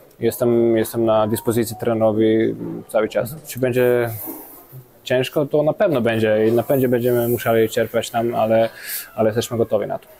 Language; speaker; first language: Polish; non-native, fluent; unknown